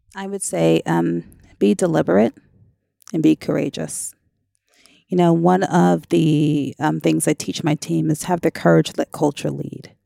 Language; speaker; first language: English; native; English